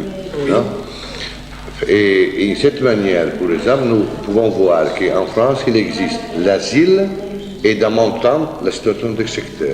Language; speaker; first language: French; non-native, fluent; Italian